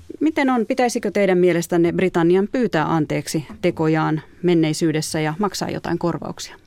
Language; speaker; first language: Finnish; native; Finnish